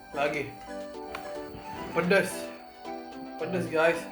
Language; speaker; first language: Indonesian; non-native, fluent; Arabic